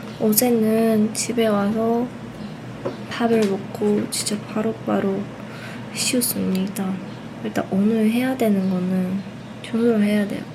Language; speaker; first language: Korean; non-native, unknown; Japanese